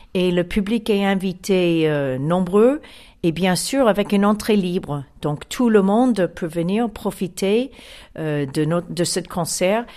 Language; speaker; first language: French; non-native, fluent; English